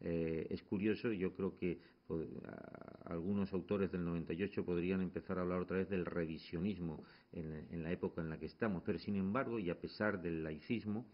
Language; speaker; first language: Spanish; native; Spanish